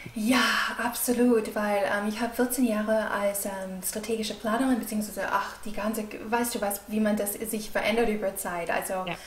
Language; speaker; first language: German; non-native, fluent; English